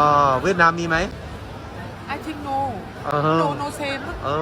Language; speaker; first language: Thai; non-native, learner; Vietnamese